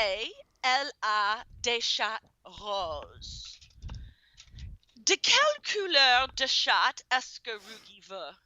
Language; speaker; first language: French; non-native, fluent; English